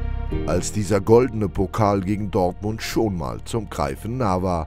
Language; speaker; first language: German; native; German